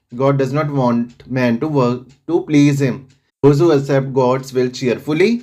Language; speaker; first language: English; non-native, local second language; Punjabi